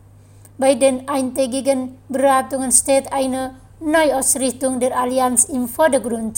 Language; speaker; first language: German; non-native, fluent; Indonesian